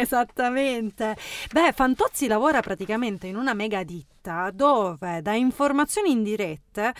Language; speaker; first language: Italian; native; Italian